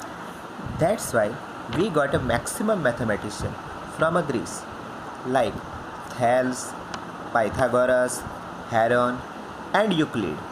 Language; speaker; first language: English; non-native, local second language; Gujarati